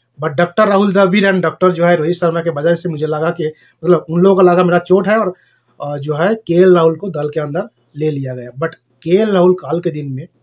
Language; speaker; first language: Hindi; non-native, local second language; Bangla